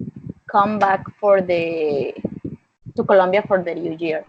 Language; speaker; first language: English; non-native, learner; Spanish